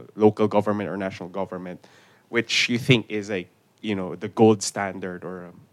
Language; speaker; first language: English; non-native, local second language; Filipino